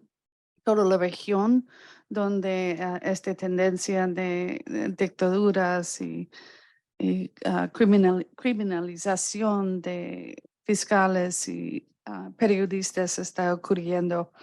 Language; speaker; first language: Spanish; non-native, fluent; English